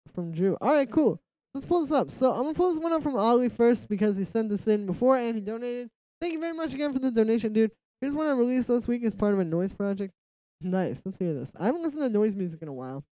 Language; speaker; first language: English; native; English